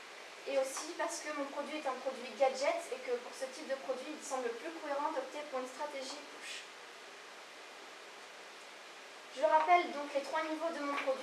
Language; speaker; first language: French; native; French